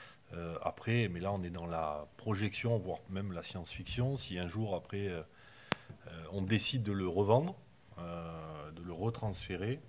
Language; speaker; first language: French; native; French